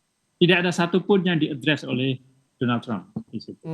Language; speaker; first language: Indonesian; native; Indonesian